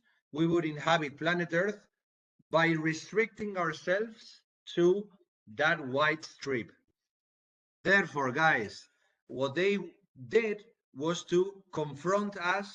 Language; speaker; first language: English; non-native, fluent; Spanish